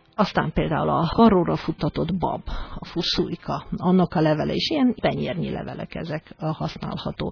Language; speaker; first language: Hungarian; native; Hungarian